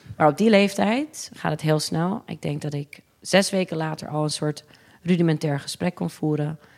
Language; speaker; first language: Dutch; early bilingual, other home language; English